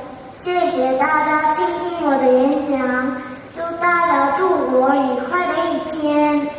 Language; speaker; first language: Chinese; non-native, learner; Korean